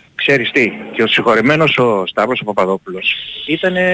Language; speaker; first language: Greek; native; Greek